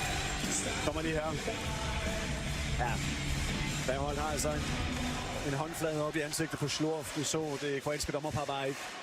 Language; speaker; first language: Danish; native; Danish